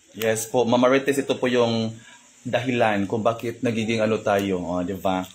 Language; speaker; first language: Filipino; non-native, local second language; Cebuano